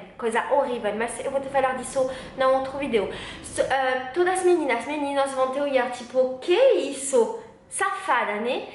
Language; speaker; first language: Portuguese; non-native, learner; French